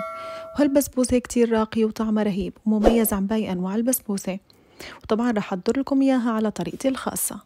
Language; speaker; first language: Arabic; native; Arabic